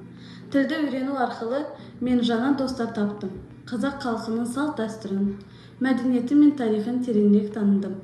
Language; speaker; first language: Kazakh; non-native, local second language; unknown